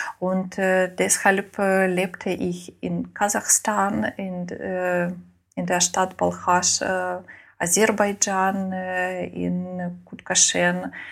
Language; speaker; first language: German; non-native, learner; Ukrainian